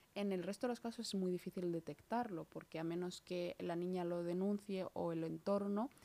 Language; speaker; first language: Spanish; early bilingual, other home language; Somali